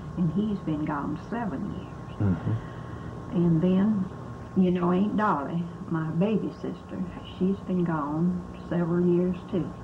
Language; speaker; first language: English; native; English